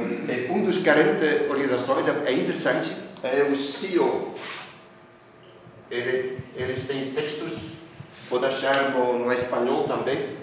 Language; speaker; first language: Portuguese; non-native, fluent; Dutch